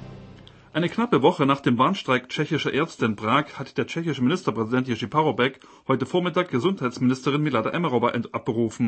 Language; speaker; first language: German; native; German